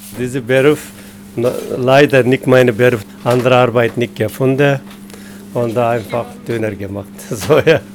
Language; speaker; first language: German; non-native, learner; Turkish